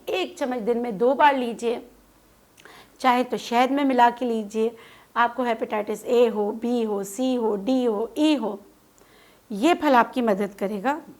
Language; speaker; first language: Urdu; non-native, local second language; Khowar